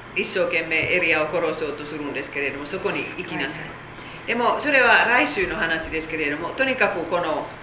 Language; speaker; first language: Japanese; non-native, fluent; Korean